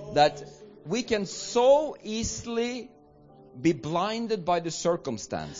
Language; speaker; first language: English; non-native, fluent; Swedish